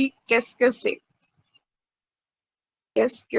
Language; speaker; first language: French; non-native, fluent; Hindi